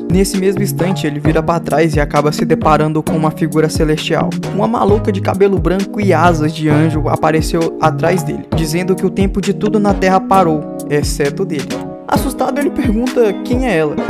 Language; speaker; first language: Portuguese; native; Portuguese